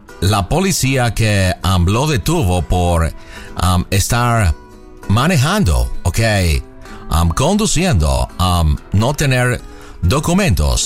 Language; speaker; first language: Spanish; native; Spanish